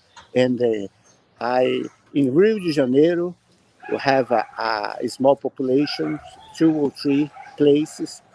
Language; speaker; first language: English; non-native, learner; Portuguese